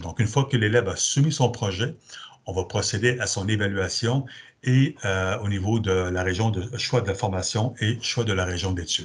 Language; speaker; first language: French; native; French